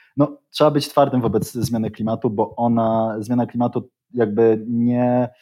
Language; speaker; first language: Polish; native; Polish